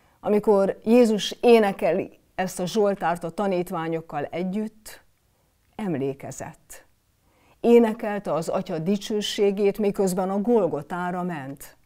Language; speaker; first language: Hungarian; native; Hungarian